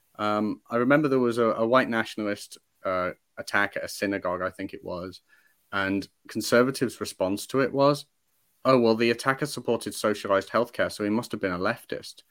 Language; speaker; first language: English; native; English